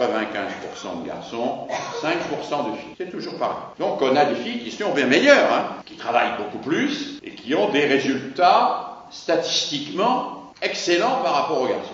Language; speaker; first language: French; native; French